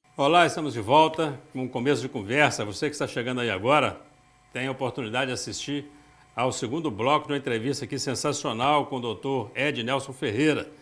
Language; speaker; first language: Portuguese; native; Portuguese